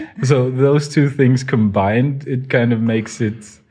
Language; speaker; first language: English; non-native, local second language; Tswana